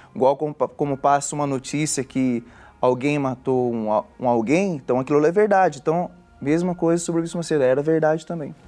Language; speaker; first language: Portuguese; native; Portuguese